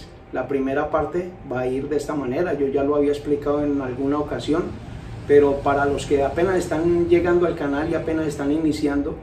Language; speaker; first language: Spanish; native; Spanish